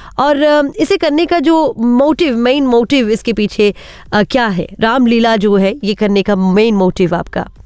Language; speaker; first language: Hindi; native; Hindi